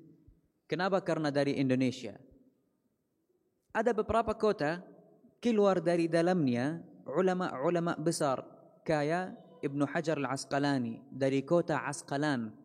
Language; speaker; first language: Indonesian; non-native, fluent; Arabic